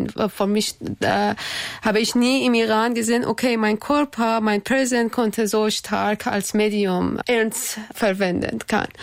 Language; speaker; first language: German; non-native, learner; Persian